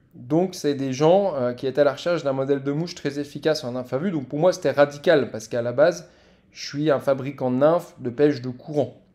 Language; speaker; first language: French; native; French